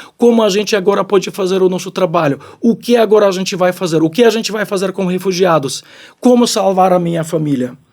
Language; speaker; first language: Portuguese; non-native, fluent; Ukrainian